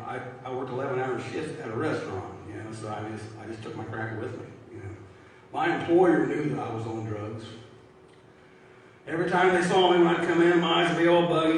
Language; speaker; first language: English; native; English